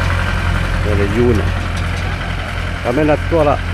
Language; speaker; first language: Finnish; non-native, learner; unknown